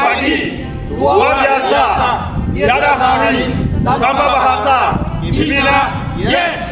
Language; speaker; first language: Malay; non-native, learner; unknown